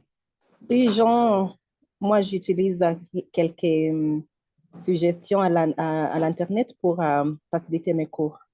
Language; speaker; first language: French; non-native, fluent; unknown